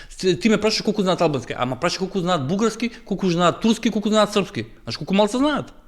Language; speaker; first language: Macedonian; native; Macedonian